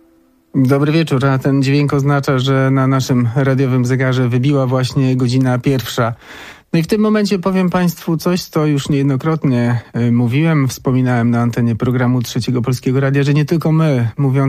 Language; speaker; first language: Polish; native; Polish